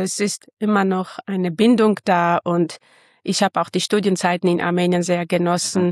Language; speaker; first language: German; non-native, fluent; Armenian